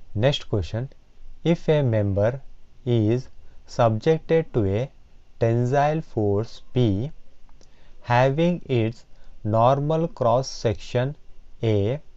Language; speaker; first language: English; non-native, local second language; Telugu